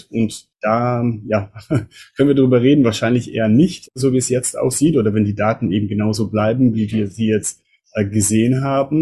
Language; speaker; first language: German; native; German